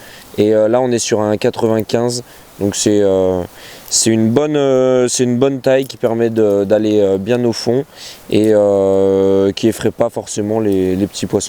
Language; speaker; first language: French; native; French